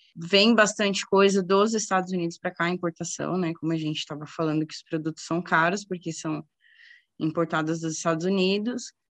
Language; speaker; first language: Portuguese; native; Portuguese